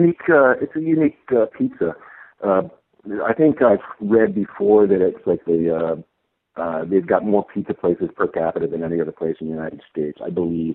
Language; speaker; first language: English; native; English